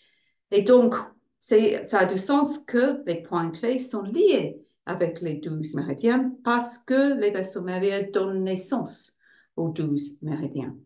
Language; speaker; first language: French; non-native, fluent; English